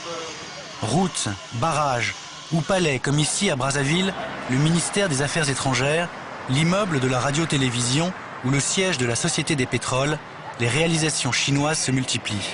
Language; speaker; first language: French; native; French